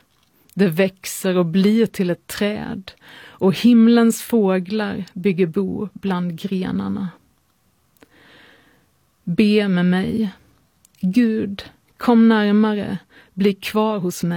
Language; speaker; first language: Swedish; native; Swedish